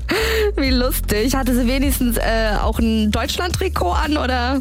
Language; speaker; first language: German; native; German